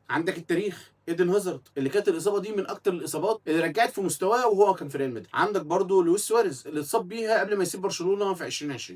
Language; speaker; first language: Arabic; native; Arabic